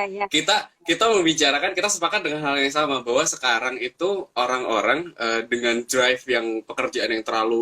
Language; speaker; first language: Indonesian; native; Indonesian